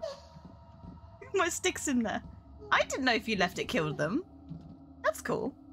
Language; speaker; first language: English; native; English